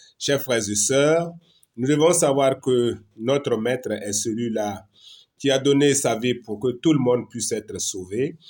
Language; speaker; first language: French; non-native, local second language; Mossi